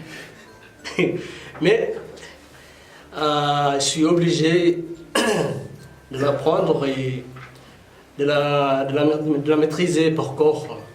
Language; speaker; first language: French; non-native, fluent; Tigrinya